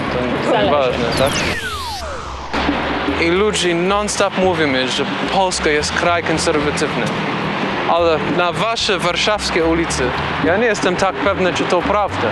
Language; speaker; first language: Polish; non-native, learner; English